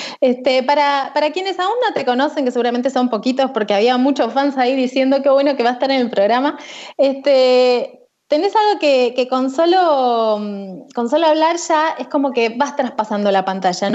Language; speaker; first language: Spanish; native; Spanish